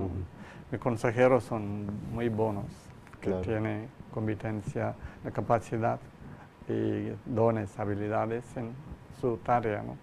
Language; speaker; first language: Spanish; non-native, learner; Malayalam